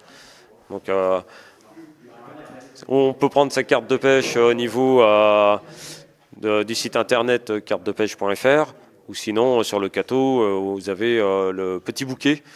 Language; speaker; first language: French; native; French